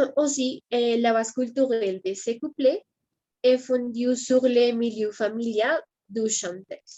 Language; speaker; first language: French; non-native, learner; Spanish